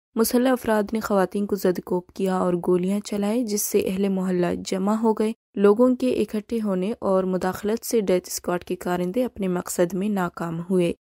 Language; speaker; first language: Urdu; non-native, local second language; Baluchi